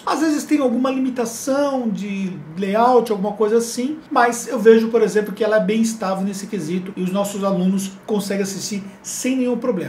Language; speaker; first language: Portuguese; native; Portuguese